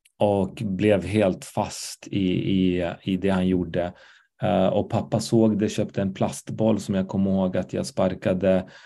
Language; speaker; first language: Swedish; early bilingual, other home language; Arabic